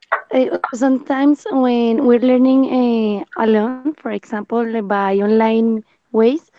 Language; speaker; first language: English; non-native, learner; Spanish